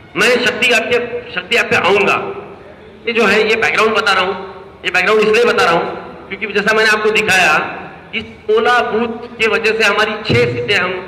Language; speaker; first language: Hindi; non-native, local second language; Marathi